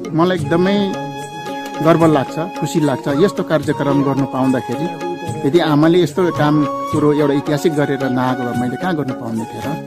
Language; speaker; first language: Nepali; native; Nepali